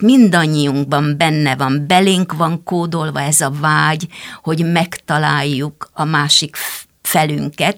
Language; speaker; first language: Hungarian; native; Hungarian